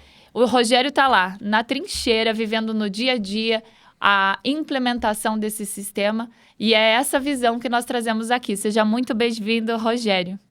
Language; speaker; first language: Portuguese; native; Portuguese